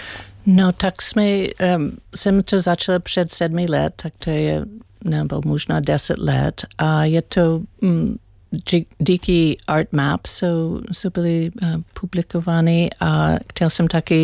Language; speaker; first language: Czech; non-native, learner; English